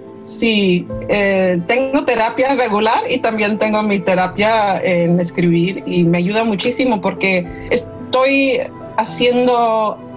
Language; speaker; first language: Spanish; early bilingual, heritage; English